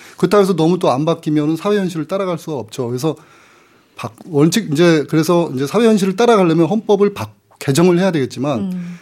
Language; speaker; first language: Korean; native; Korean